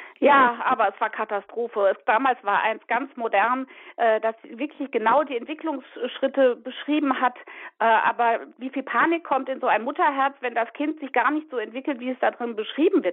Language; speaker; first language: German; native; German